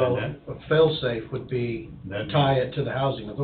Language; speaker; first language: English; native; English